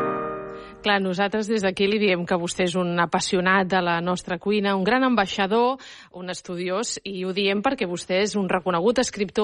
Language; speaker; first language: Catalan; native; Catalan